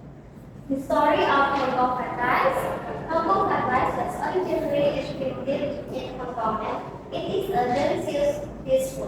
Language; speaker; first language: English; non-native, learner; Indonesian